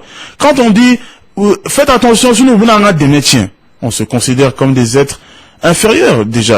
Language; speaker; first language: French; non-native, local second language; Bambara